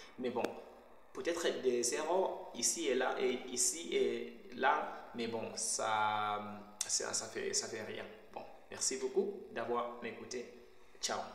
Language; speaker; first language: French; non-native, fluent; Shona